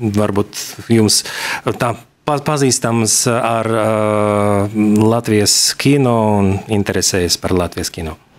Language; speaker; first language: Latvian; non-native, local second language; Russian